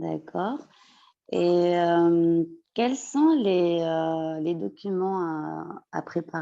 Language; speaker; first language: French; non-native, fluent; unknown